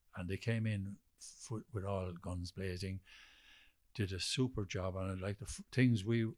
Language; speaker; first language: English; native; English